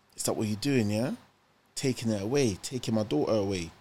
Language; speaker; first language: English; early bilingual, other home language; German